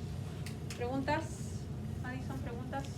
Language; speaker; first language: Spanish; non-native, fluent; English